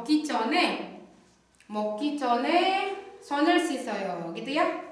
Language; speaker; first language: Korean; non-native, fluent; Indonesian